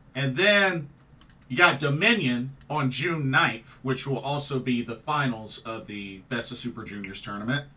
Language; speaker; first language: English; native; English